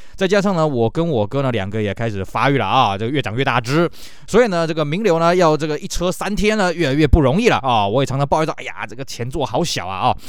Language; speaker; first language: Chinese; native; Chinese